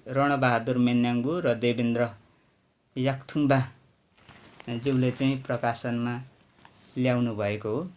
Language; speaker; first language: Nepali; non-native, local second language; Limbu